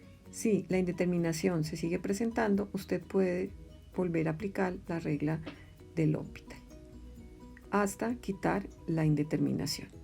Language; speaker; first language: Spanish; native; Spanish